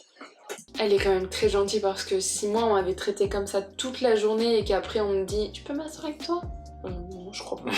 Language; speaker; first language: French; native; French